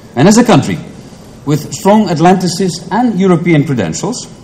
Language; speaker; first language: English; non-native, fluent; Dutch